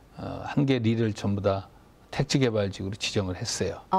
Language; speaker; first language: Korean; native; Korean